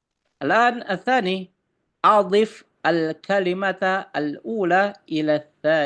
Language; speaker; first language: Arabic; non-native, fluent; Indonesian